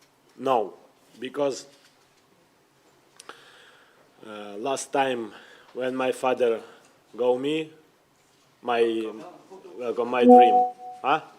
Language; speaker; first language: English; non-native, learner; Ukrainian